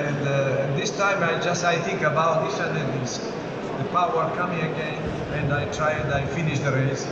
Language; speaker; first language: English; non-native, learner; Italian